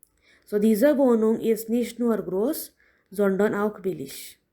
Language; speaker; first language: German; non-native, fluent; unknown